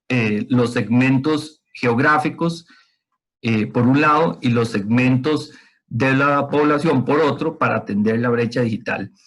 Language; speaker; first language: Spanish; native; Spanish